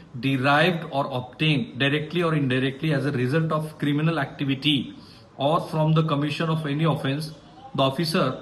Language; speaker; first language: English; non-native, local second language; Marathi